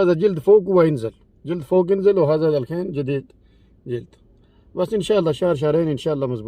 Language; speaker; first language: Arabic; non-native, learner; Urdu